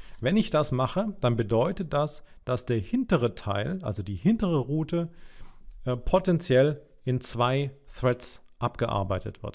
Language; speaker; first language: German; native; German